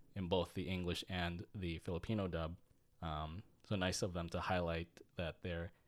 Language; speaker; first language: English; early bilingual, other home language; Filipino